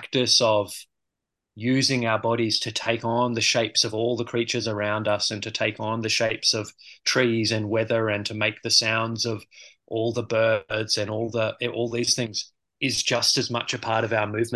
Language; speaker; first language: English; native; English